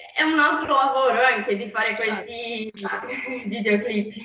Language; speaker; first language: Italian; non-native, fluent; Portuguese